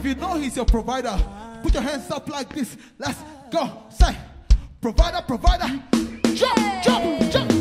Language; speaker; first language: English; non-native, local second language; Igbo